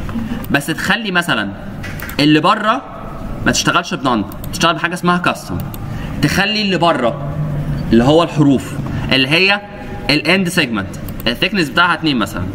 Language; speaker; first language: Arabic; native; Arabic